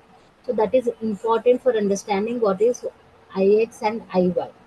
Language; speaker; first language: English; non-native, local second language; Telugu